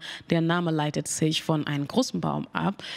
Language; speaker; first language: German; non-native, learner; Mandingo